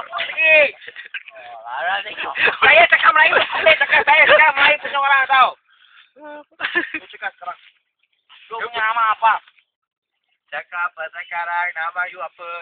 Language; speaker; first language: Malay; non-native, local second language; Tamil